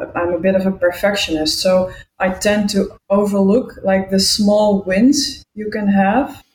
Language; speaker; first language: English; non-native, fluent; Dutch